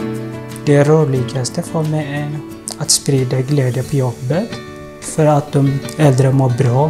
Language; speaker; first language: Swedish; non-native, fluent; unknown